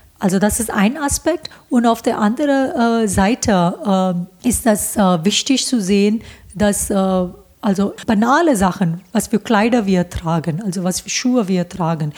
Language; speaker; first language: German; non-native, fluent; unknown